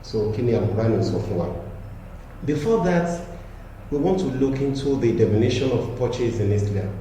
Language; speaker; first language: English; non-native, local second language; Yoruba